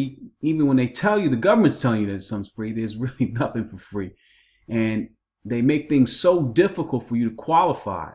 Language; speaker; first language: English; native; English